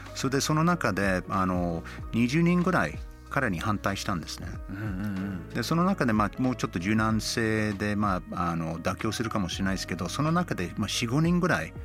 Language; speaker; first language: Japanese; non-native, fluent; English